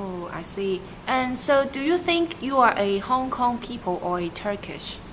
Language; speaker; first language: English; non-native, learner; Cantonese